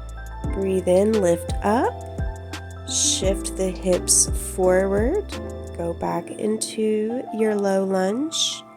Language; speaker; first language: English; native; English